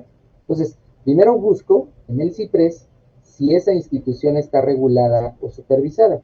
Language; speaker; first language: Spanish; native; Spanish